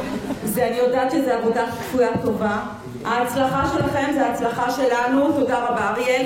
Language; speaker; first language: Hebrew; native; Hebrew